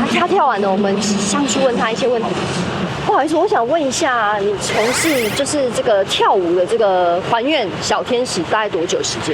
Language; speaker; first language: Chinese; native; Chinese